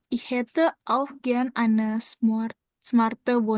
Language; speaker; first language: German; non-native, learner; Indonesian